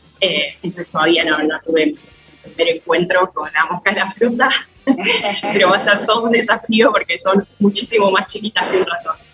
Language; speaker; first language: Spanish; native; Spanish